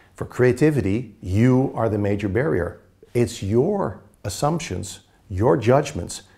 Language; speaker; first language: English; native; English